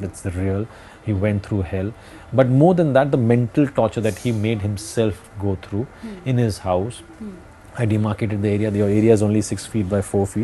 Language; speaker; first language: English; non-native, local second language; Hindi